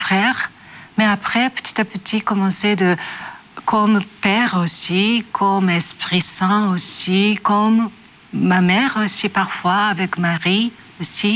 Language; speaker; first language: French; non-native, learner; Japanese